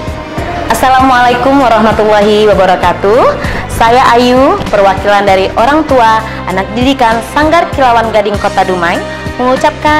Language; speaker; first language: Indonesian; native; Indonesian